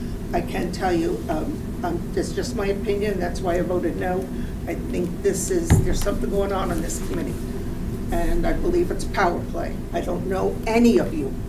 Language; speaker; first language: English; native; English